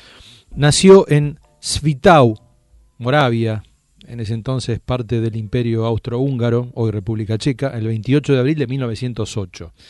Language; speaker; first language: Spanish; native; Spanish